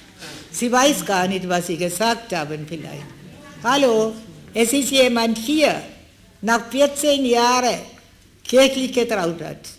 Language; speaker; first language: German; non-native, fluent; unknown